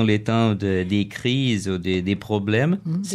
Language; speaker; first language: French; non-native, learner; Portuguese